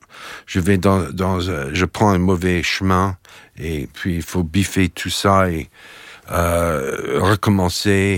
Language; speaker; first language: French; non-native, fluent; English